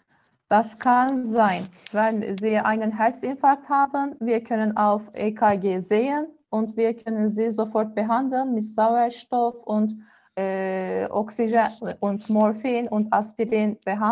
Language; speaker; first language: German; non-native, learner; Turkish